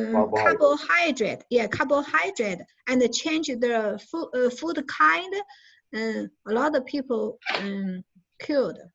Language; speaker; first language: English; non-native, learner; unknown